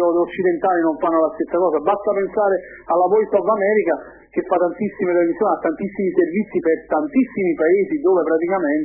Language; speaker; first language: Italian; native; Italian